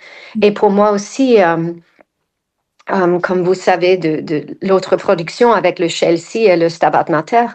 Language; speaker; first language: French; non-native, fluent; English